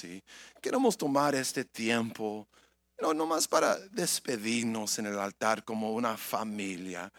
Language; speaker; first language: Spanish; early bilingual, heritage; English